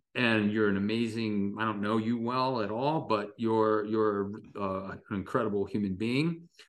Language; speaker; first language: English; native; English